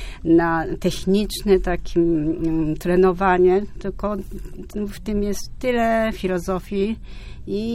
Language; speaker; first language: Polish; non-native, fluent; Japanese